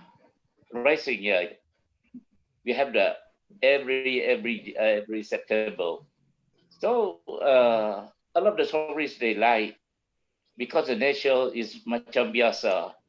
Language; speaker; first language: English; non-native, learner; Malay